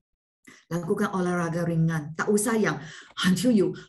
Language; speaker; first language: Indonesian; non-native, learner; Malay